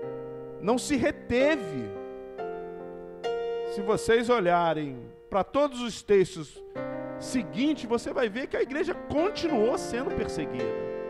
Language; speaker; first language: Portuguese; native; Portuguese